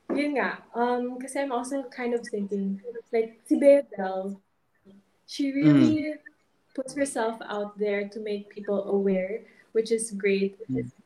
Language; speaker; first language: English; non-native, local second language; Hiligaynon